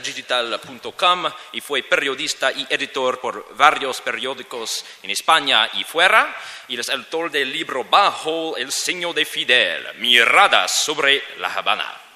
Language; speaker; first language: Spanish; non-native, learner; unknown